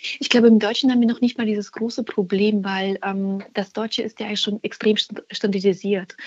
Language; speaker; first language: German; early bilingual, other home language; Russian